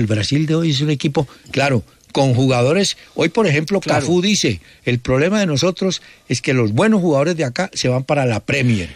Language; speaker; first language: Spanish; native; Spanish